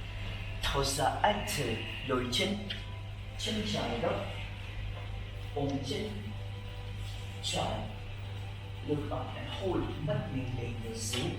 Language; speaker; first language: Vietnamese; non-native, learner; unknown